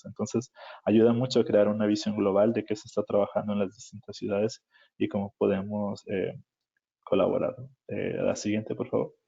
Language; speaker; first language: Spanish; native; Spanish